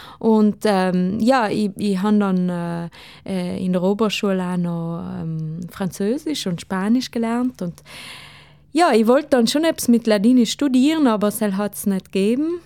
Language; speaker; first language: German; non-native, local second language; Ladin